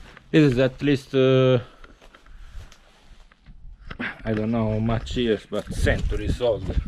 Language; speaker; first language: English; non-native, fluent; Italian